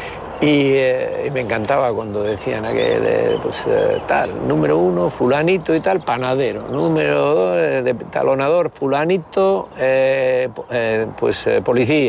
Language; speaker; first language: Spanish; native; Spanish